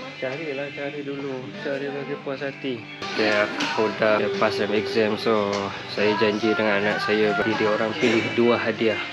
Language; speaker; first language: Malay; non-native, fluent; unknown